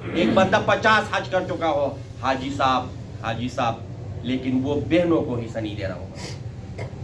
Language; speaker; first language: Urdu; non-native, local second language; Pashto